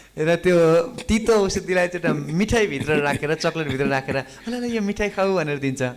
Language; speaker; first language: Nepali; native; Nepali